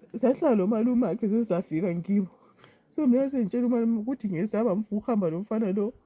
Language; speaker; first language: Zulu; native; Zulu